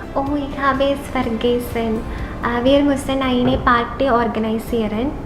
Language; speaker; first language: German; non-native, learner; Malayalam